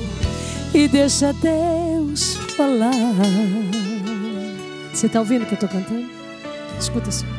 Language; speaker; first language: Portuguese; native; Portuguese